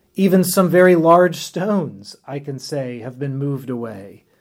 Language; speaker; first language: English; native; English